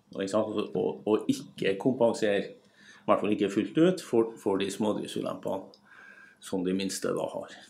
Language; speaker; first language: Norwegian; native; Norwegian